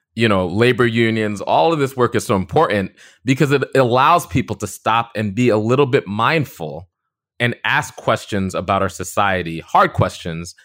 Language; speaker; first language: English; native; English